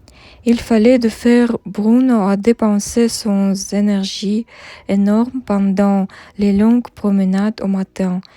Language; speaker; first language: French; non-native, learner; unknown